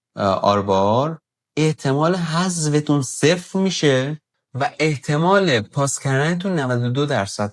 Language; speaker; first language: Persian; native; Persian